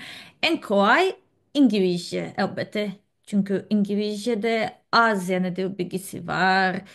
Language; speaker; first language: Turkish; non-native, learner; Serbian